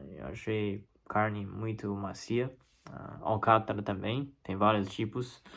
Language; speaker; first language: Portuguese; non-native, fluent; Chinese